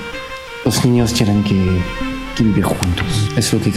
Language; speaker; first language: Spanish; non-native, fluent; French